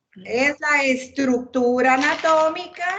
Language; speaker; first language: Spanish; native; Spanish